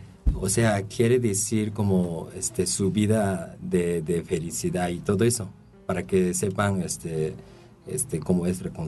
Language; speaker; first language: Spanish; non-native, fluent; Japanese